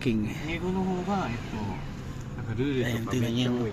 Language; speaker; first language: Japanese; non-native, fluent; Filipino